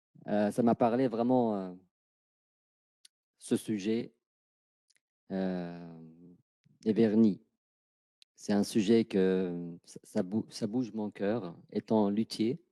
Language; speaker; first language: French; non-native, fluent; Arabic